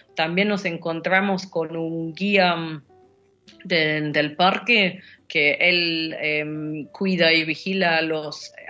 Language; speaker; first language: Spanish; non-native, fluent; English